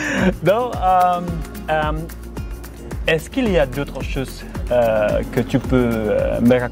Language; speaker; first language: French; non-native, fluent; Indonesian